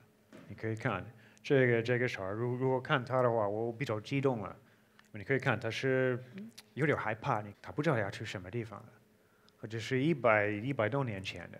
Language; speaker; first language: Chinese; non-native, fluent; English